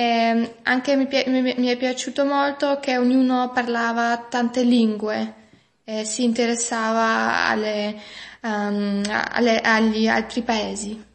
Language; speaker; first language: Italian; non-native, fluent; German